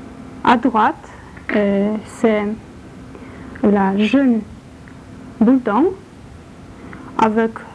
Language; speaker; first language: French; non-native, learner; Polish